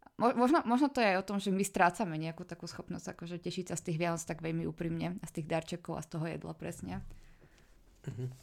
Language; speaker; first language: Slovak; native; Slovak